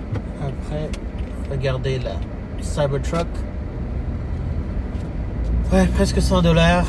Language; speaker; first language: French; early bilingual, heritage; French